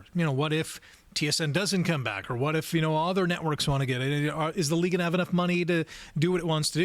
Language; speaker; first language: English; native; English